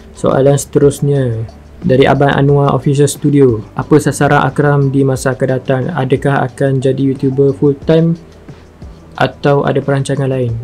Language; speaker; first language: Malay; native; Malay